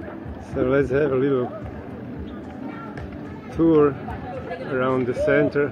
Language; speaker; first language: English; non-native, learner; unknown